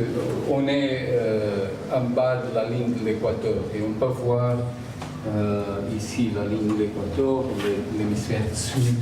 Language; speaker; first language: French; non-native, fluent; Portuguese